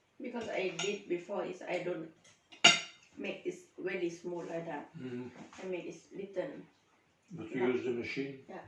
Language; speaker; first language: English; non-native, learner; Thai